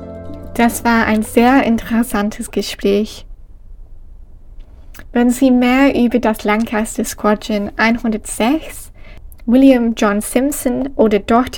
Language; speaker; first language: German; non-native, fluent; English